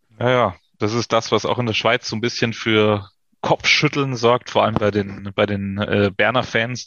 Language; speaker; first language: German; native; German